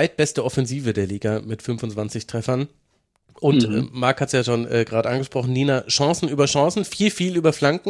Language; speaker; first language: German; native; German